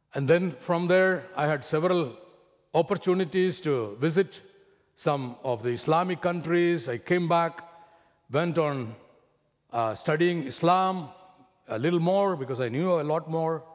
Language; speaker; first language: English; non-native, local second language; Malayalam